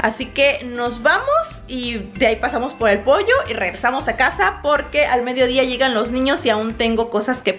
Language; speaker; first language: Spanish; native; Spanish